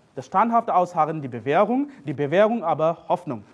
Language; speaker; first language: German; non-native, fluent; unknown